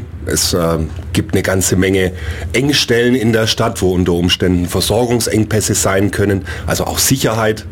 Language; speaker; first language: German; native; German